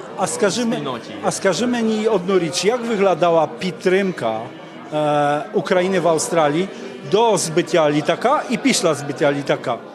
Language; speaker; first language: Ukrainian; non-native, fluent; Polish